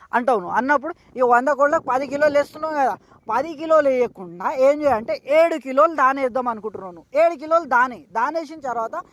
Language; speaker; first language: Telugu; native; Telugu